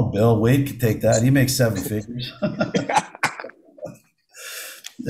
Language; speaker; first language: English; native; English